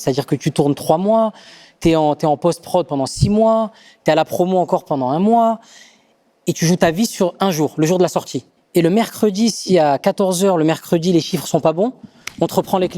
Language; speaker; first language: French; native; French